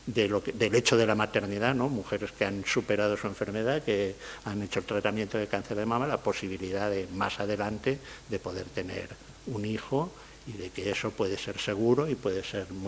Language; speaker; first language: Spanish; native; Spanish